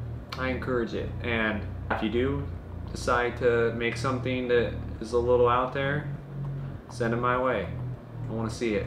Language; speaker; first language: English; native; English